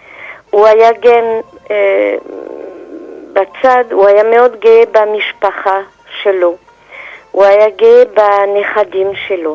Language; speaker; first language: Hebrew; non-native, fluent; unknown